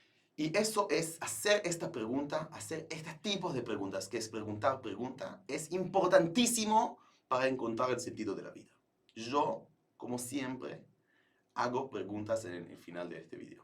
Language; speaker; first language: Spanish; non-native, fluent; Hebrew